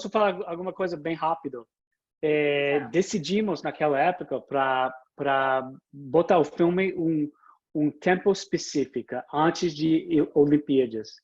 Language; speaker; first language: Portuguese; non-native, fluent; English